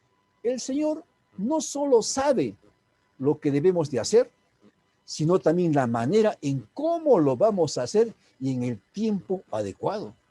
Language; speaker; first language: Spanish; native; Spanish